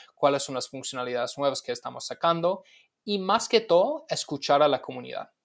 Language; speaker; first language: Spanish; non-native, fluent; English